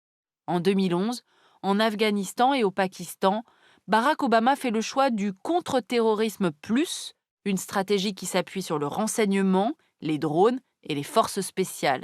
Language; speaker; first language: French; native; French